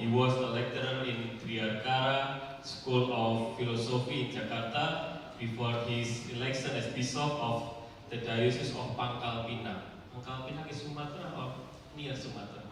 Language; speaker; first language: English; non-native, fluent; Indonesian